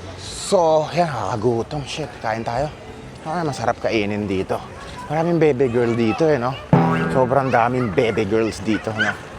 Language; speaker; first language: Filipino; native; Filipino